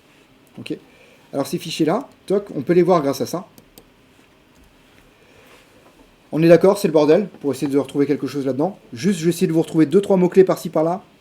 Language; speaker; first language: French; native; French